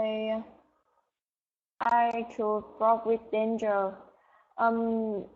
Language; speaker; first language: English; non-native, learner; Vietnamese